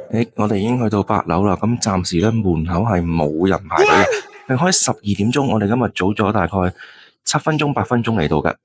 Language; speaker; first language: Cantonese; native; Cantonese